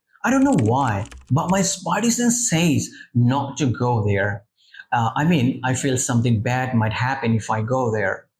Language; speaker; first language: English; non-native, local second language; Bangla